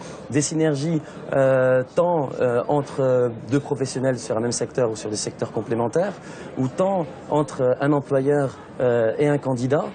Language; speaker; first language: French; non-native, local second language; Arabic